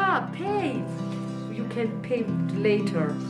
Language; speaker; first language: English; non-native, learner; Georgian